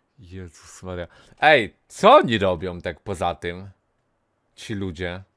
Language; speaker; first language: Polish; native; Polish